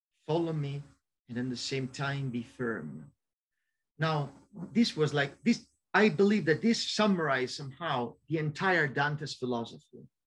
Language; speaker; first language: English; non-native, fluent; Italian